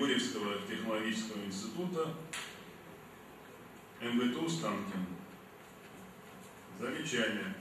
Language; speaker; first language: Russian; native; Russian